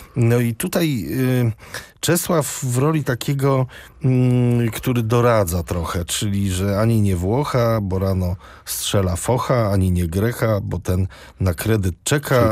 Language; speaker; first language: Polish; native; Polish